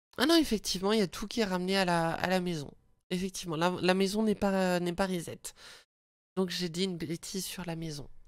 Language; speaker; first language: French; native; French